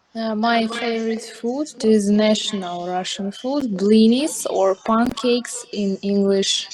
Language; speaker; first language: English; non-native, fluent; Russian